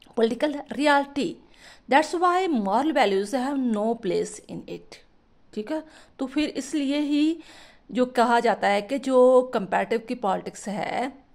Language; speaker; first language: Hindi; non-native, local second language; Punjabi